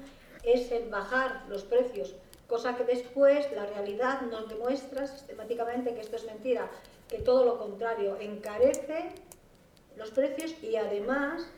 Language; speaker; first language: Spanish; native; Spanish